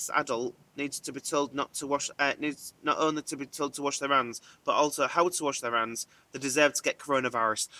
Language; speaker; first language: English; native; English